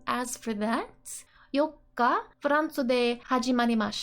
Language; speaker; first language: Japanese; non-native, fluent; English